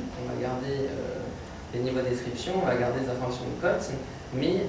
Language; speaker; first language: French; native; French